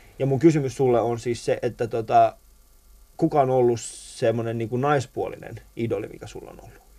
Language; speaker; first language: Finnish; early bilingual, other home language; Persian